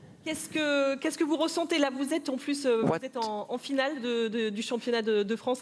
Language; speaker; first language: French; native; French